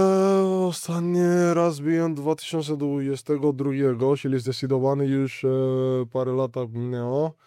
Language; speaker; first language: Polish; non-native, learner; Spanish